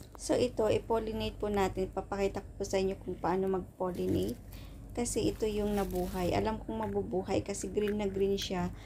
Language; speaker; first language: Filipino; non-native, local second language; Iloko